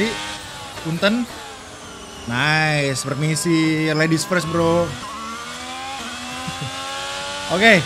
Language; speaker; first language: English; non-native, fluent; Indonesian